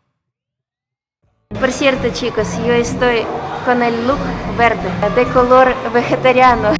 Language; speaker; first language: Spanish; non-native, fluent; Ukrainian